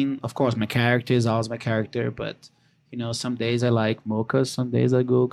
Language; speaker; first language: English; non-native, fluent; Portuguese